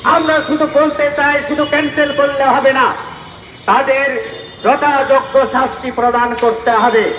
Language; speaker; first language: Bangla; non-native, local second language; Santali